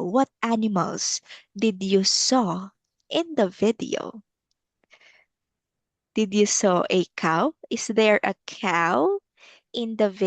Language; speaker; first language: English; non-native, local second language; Filipino